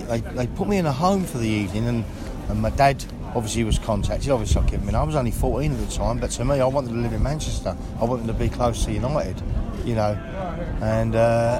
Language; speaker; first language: English; native; English